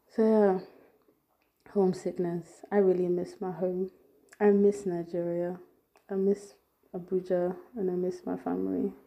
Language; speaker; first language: English; non-native, local second language; Yoruba